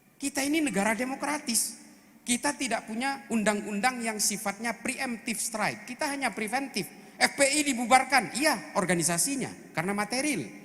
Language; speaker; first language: Indonesian; non-native, local second language; Madurese